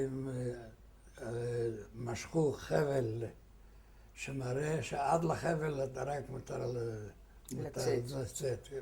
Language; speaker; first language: Hebrew; non-native, fluent; Yiddish